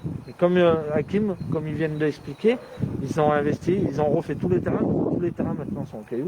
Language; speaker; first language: French; native; French